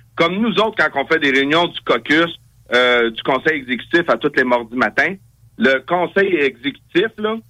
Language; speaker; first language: French; native; French